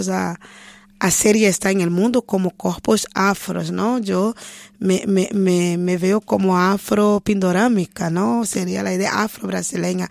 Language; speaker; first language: Spanish; non-native, fluent; Portuguese